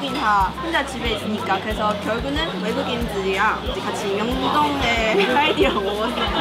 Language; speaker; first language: Korean; non-native, learner; Chinese